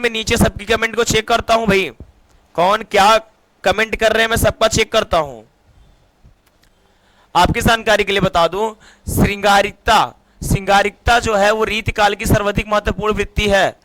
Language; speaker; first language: Hindi; native; Hindi